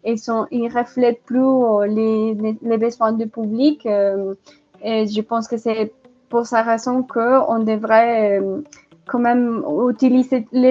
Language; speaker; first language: French; non-native, fluent; Spanish